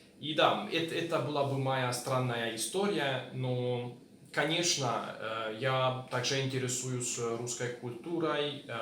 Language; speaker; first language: Russian; non-native, learner; Hungarian